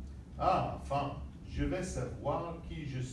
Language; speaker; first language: French; non-native, learner; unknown